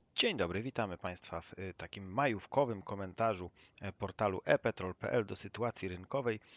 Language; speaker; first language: Polish; native; Polish